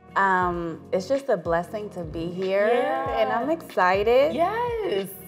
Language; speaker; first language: English; native; English